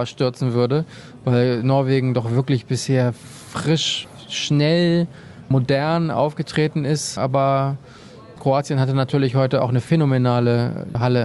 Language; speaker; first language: German; native; German